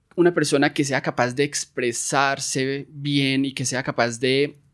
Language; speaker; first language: Spanish; native; Spanish